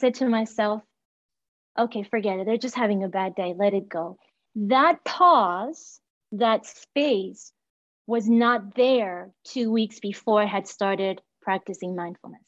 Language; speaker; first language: English; non-native, fluent; Spanish